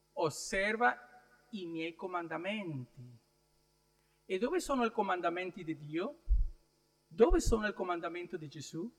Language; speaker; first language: Italian; non-native, learner; Spanish